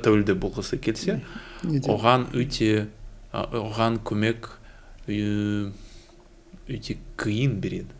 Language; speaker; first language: Kazakh; non-native, learner; Russian